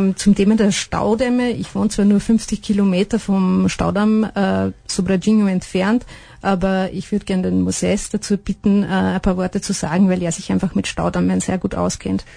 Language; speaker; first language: German; native; German